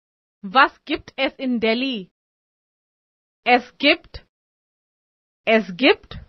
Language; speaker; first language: German; non-native, fluent; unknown